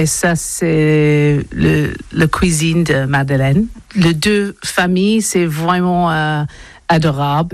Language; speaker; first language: French; non-native, learner; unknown